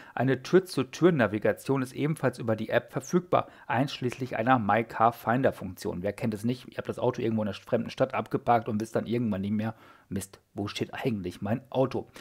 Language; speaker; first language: German; native; German